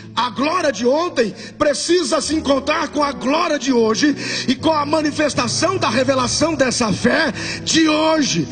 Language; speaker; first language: Portuguese; native; Portuguese